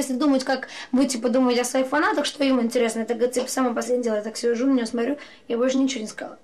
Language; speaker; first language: Russian; native; Russian